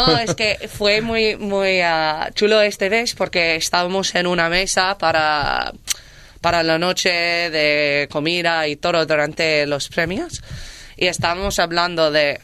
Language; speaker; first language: Spanish; non-native, learner; English